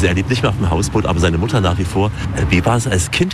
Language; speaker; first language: German; native; German